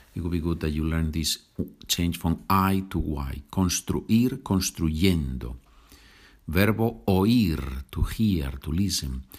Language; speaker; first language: English; non-native, fluent; Spanish